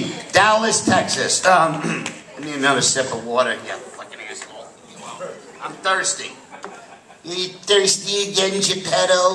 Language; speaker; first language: English; native; English